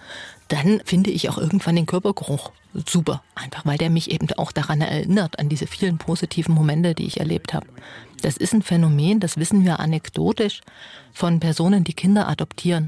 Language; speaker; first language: German; native; German